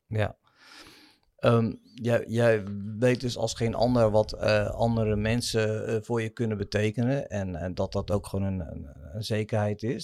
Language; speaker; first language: Dutch; native; Dutch